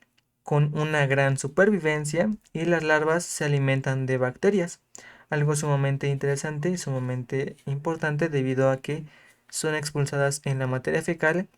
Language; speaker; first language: Spanish; native; Spanish